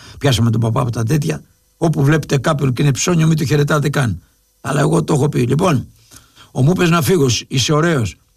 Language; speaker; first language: Greek; native; Greek